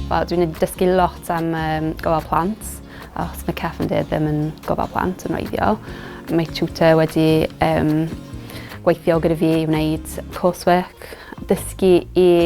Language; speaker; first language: Welsh; non-native, learner; English